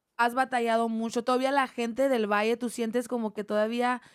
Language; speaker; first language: Spanish; non-native, fluent; English